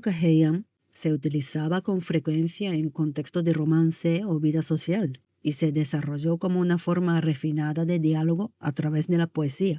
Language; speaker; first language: Spanish; non-native, fluent; Japanese